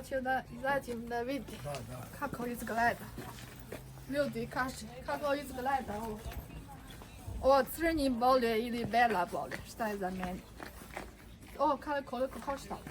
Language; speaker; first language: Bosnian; non-native, learner; Chinese